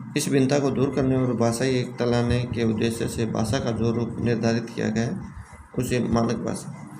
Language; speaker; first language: Hindi; native; Hindi